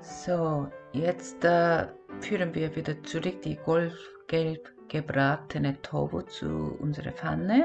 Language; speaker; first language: German; non-native, learner; Korean